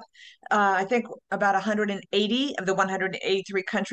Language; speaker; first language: English; native; English